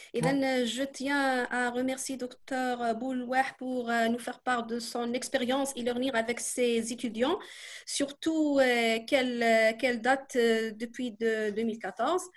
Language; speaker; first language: French; non-native, local second language; Arabic